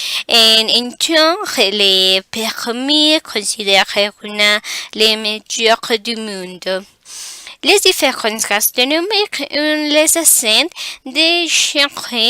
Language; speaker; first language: French; non-native, learner; Spanish